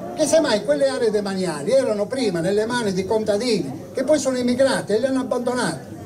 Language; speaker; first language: Italian; native; Italian